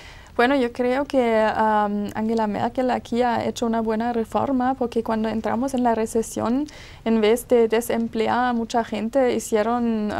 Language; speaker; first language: Spanish; non-native, fluent; German